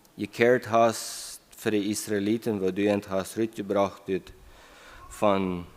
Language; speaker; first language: German; non-native, learner; English